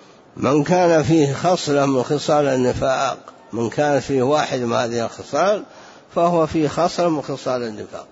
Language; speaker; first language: Arabic; native; Arabic